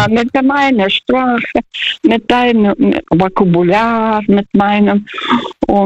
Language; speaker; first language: German; non-native, learner; Russian